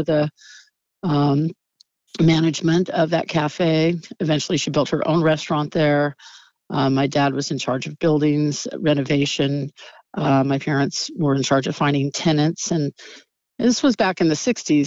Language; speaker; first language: English; native; English